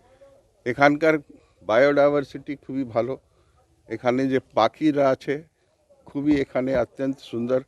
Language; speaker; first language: Bangla; non-native, local second language; Hindi